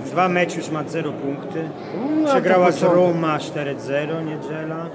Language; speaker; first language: Polish; non-native, learner; Italian